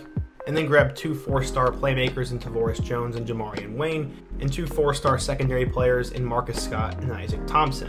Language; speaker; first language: English; native; English